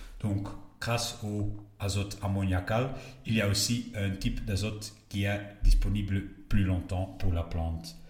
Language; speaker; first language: French; non-native, local second language; Dutch